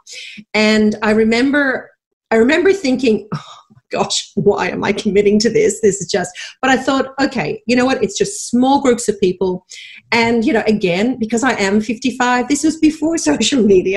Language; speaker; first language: English; native; English